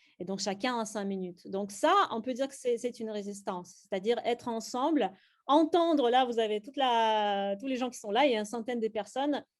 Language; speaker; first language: French; non-native, fluent; Russian